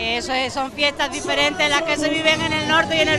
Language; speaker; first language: Spanish; native; Spanish